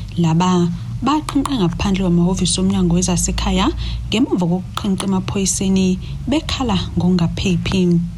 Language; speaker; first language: Zulu; native; Zulu